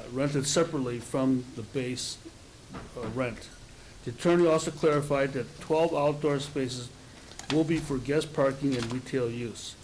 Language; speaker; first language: English; native; English